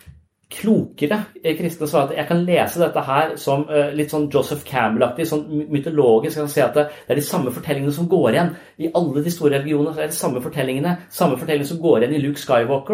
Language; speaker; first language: Norwegian; native; Norwegian